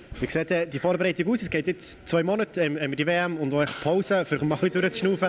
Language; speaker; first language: German; native; German